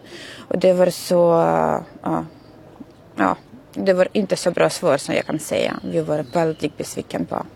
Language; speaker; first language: Swedish; non-native, fluent; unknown